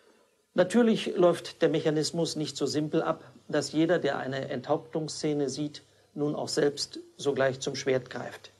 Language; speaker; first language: German; native; German